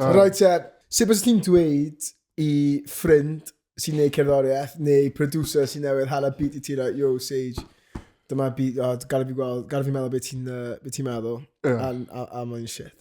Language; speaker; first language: Welsh; native; Welsh